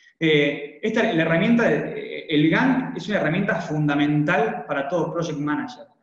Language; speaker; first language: Spanish; native; Spanish